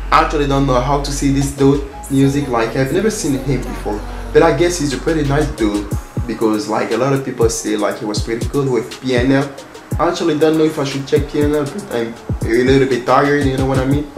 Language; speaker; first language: English; early bilingual, other home language; French